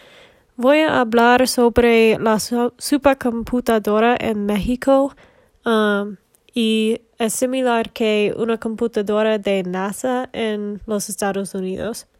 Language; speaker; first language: Spanish; non-native, learner; English